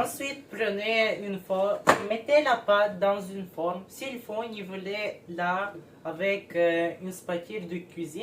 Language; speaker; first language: French; non-native, learner; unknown